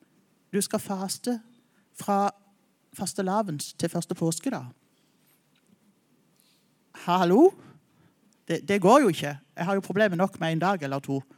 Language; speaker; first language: Norwegian; native; Norwegian